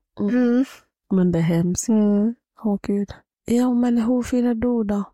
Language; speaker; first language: Swedish; non-native, fluent; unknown